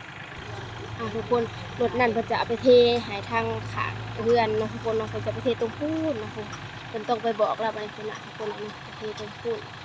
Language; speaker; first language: Thai; non-native, local second language; Lao